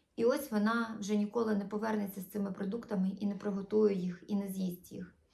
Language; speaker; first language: Ukrainian; non-native, local second language; Russian